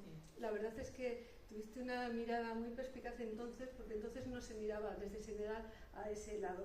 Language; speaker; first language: Spanish; native; Spanish